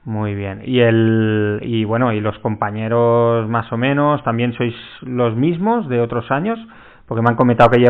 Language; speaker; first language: Spanish; native; Spanish